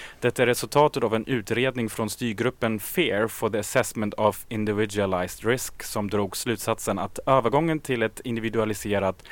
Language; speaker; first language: Swedish; native; Swedish